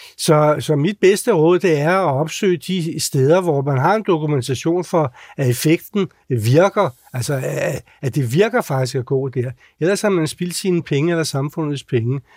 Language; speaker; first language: Danish; native; Danish